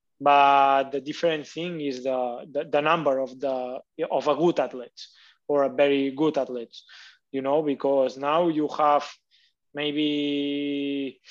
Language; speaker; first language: English; non-native, learner; Catalan